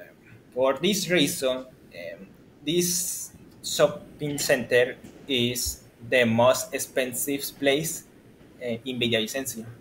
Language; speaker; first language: English; non-native, learner; Spanish